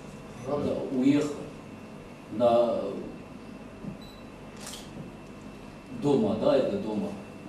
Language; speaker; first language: Russian; non-native, learner; Armenian